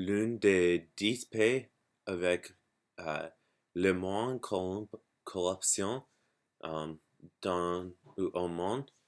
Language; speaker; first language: French; non-native, learner; English